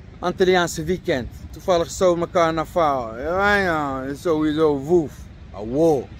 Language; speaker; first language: Dutch; non-native, fluent; Arabic